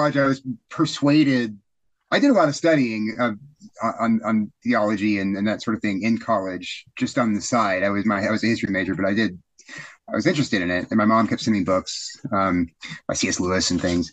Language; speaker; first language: English; native; English